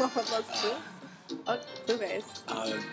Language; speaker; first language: Spanish; non-native, learner; English